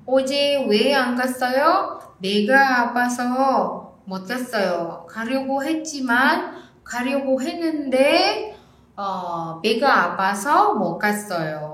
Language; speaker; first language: Korean; non-native, fluent; Indonesian